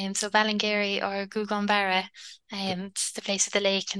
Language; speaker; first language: English; non-native, local second language; Irish